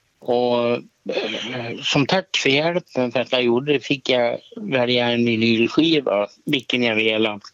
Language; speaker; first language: Swedish; native; Swedish